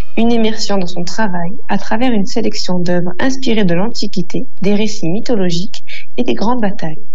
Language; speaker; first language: French; native; French